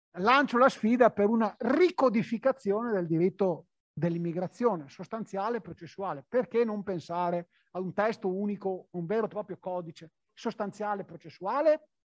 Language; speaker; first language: Italian; native; Italian